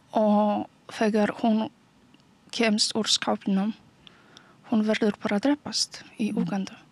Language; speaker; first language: Icelandic; non-native, learner; Polish